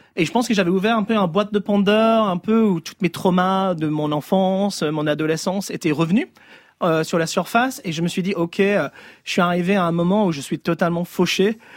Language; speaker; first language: French; early bilingual, other home language; English